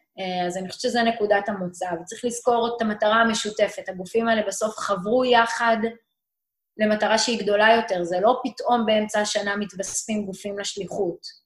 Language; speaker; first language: Hebrew; native; Hebrew